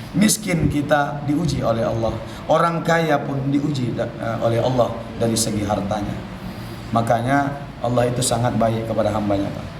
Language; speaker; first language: Indonesian; native; Indonesian